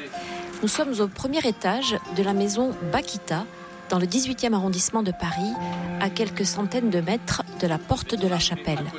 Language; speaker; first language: French; native; French